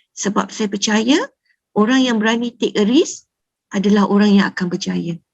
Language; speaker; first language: Malay; native; Malay